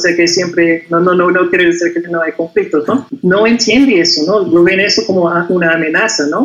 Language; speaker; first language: Spanish; non-native, fluent; English